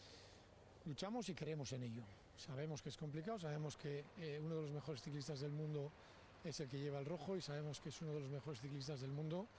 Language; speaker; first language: Spanish; native; Spanish